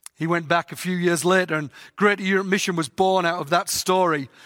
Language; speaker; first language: English; native; English